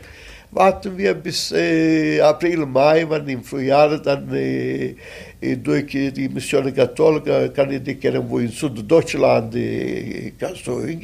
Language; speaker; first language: German; non-native, fluent; Italian